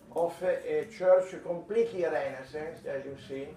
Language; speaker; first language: English; non-native, fluent; Italian